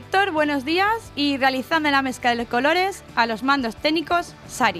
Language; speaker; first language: Spanish; native; Spanish